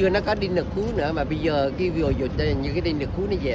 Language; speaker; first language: Vietnamese; native; Vietnamese